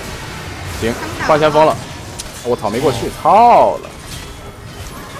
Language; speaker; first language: Chinese; native; Chinese